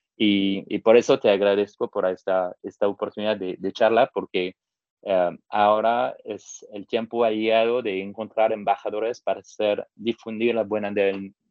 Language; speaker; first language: Spanish; non-native, fluent; French